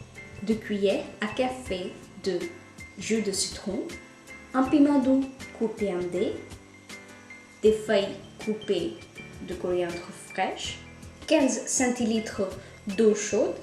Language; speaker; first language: French; non-native, fluent; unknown